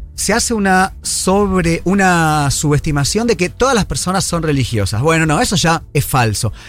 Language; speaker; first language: Spanish; native; Spanish